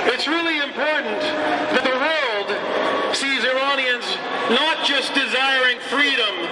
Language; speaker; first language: English; early bilingual, other home language; Persian